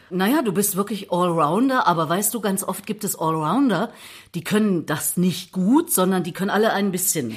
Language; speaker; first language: German; native; German